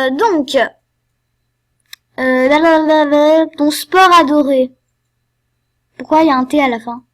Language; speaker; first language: French; native; French